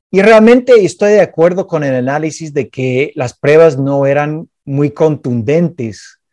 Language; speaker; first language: Spanish; non-native, fluent; English